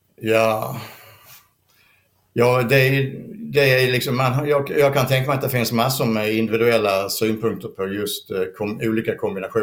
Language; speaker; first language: Swedish; native; Swedish